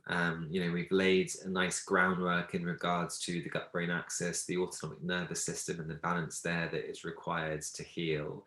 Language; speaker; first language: English; native; English